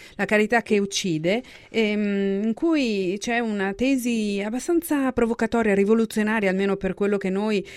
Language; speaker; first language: Italian; native; Italian